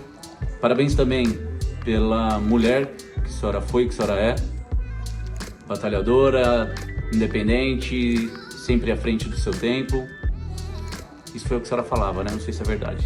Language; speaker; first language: Portuguese; native; Portuguese